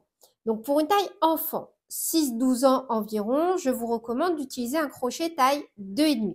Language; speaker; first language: French; native; French